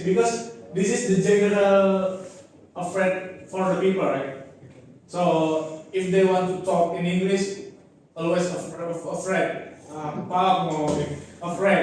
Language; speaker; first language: English; non-native, learner; Indonesian